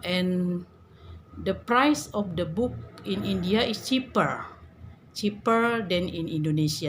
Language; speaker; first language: English; non-native, learner; Indonesian